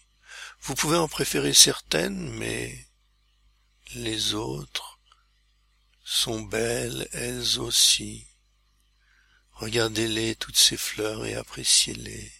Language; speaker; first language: French; native; French